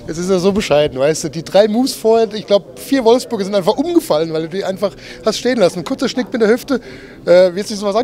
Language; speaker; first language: German; native; German